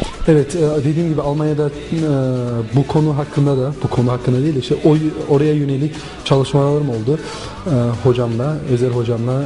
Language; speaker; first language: Turkish; non-native, local second language; German